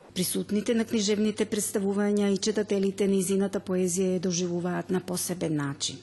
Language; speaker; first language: Macedonian; early bilingual, heritage; Macedonian